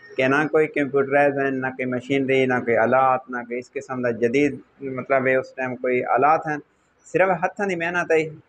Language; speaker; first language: Urdu; non-native, local second language; Saraiki